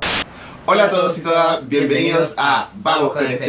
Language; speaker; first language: Spanish; native; Spanish